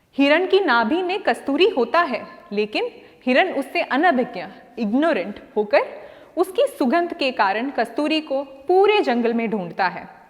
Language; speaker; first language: Hindi; non-native, local second language; Malayalam